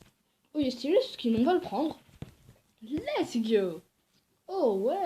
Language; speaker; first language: French; native; French